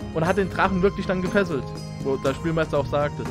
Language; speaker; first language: German; native; German